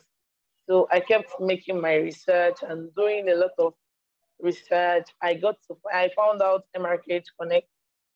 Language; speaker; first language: English; non-native, local second language; Igbo